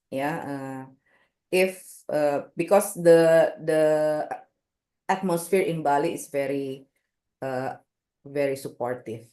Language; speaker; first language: English; non-native, local second language; Indonesian